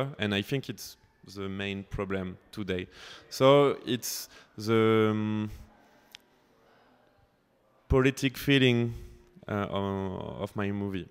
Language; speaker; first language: English; non-native, learner; French